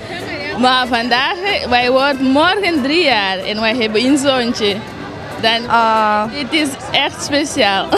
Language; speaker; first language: Dutch; non-native, learner; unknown